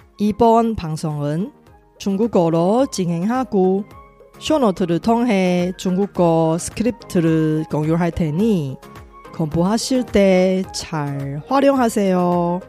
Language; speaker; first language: Korean; non-native, fluent; Chinese